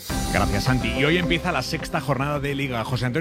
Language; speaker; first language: Spanish; native; Spanish